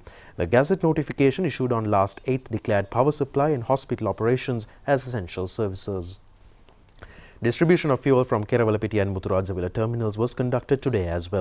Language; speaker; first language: English; non-native, local second language; Sinhala